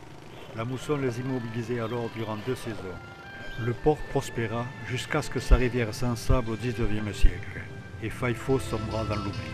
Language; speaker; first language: French; native; French